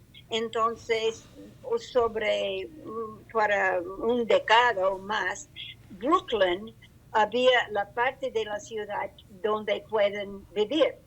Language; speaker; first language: Spanish; non-native, learner; English